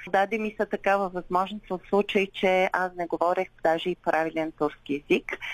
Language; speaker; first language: Bulgarian; non-native, local second language; Turkish